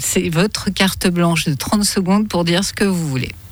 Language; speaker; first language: French; native; French